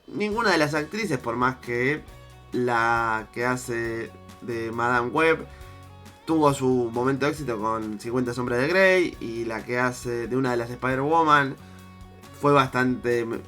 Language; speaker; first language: Spanish; native; Spanish